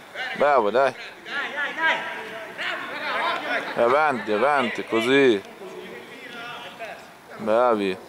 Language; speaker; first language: Italian; native; Italian